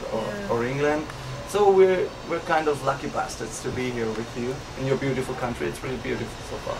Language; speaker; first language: English; non-native, fluent; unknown